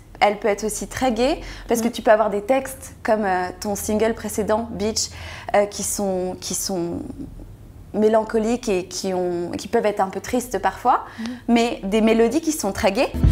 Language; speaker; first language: French; native; French